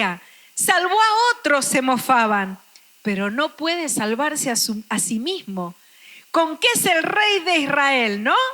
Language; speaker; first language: Spanish; native; Spanish